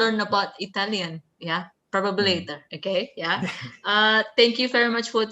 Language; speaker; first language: English; non-native, fluent; Indonesian